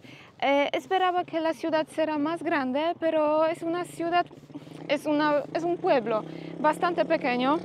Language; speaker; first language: Spanish; non-native, fluent; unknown